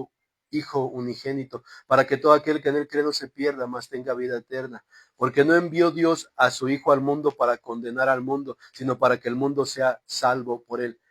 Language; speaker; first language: Spanish; native; Spanish